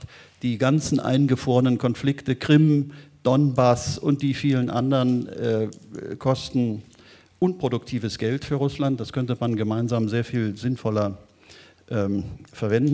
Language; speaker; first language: German; native; German